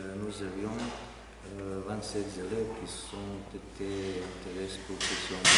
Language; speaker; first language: French; non-native, learner; Serbian